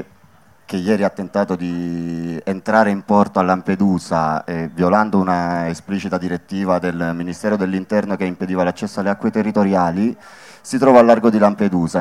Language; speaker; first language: Italian; native; Italian